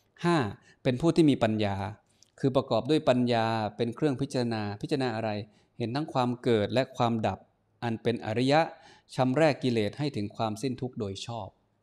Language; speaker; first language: Thai; native; Thai